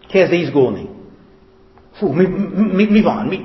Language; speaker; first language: Hungarian; non-native, fluent; English